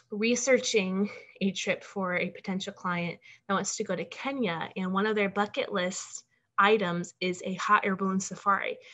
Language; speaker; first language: English; native; English